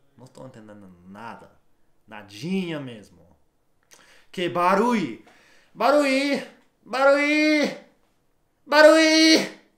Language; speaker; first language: Portuguese; non-native, learner; English